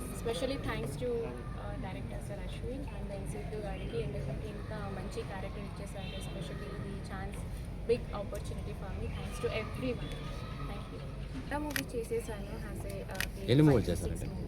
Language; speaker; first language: Telugu; non-native, learner; Hindi